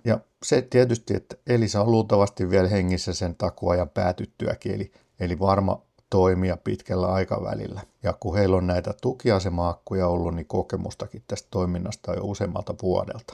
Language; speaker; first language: Finnish; native; Finnish